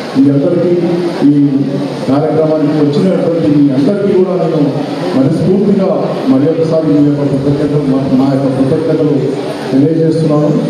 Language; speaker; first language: Telugu; native; Telugu